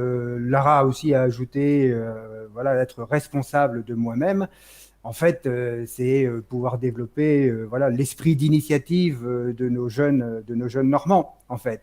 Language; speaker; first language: French; native; French